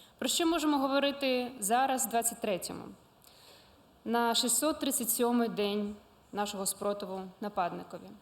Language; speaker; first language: Ukrainian; non-native, local second language; Russian